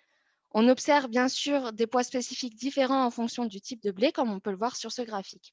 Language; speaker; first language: French; native; French